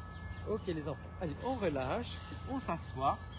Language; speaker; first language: French; native; French